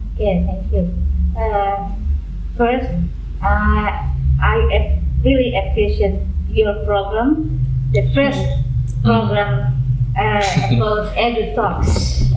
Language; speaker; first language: English; non-native, fluent; Indonesian